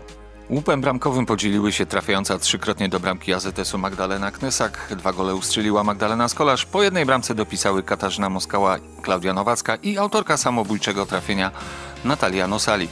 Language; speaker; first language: Polish; native; Polish